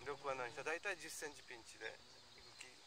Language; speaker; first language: Japanese; native; Japanese